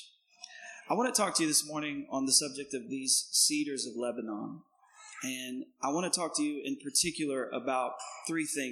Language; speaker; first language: English; native; English